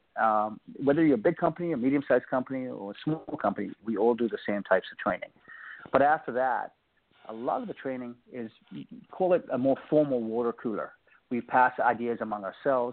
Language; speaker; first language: English; native; English